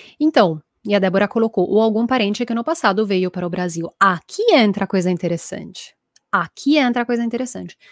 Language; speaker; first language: Portuguese; non-native, fluent; Italian